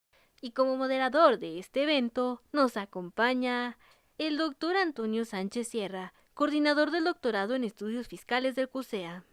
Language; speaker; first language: Spanish; native; Spanish